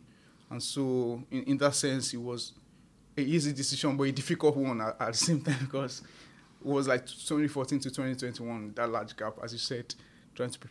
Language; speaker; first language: English; non-native, local second language; Yoruba